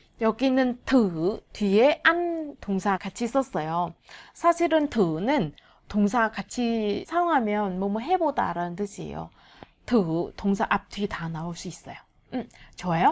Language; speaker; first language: Korean; non-native, learner; Vietnamese